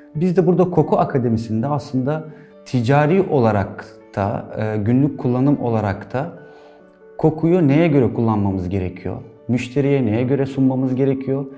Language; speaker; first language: Turkish; non-native, fluent; Arabic